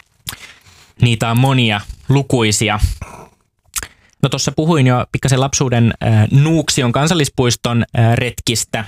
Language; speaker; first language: Finnish; native; Finnish